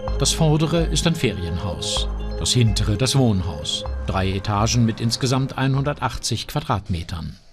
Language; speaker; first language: German; native; German